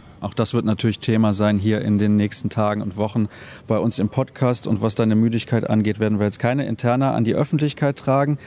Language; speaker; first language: German; native; German